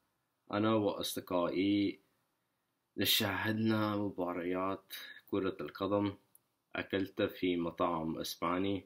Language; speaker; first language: Arabic; non-native, learner; English